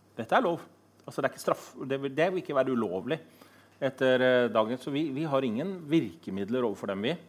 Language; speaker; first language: Norwegian; native; Norwegian